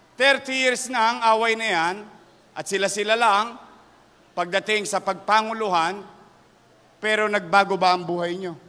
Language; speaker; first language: Filipino; native; Filipino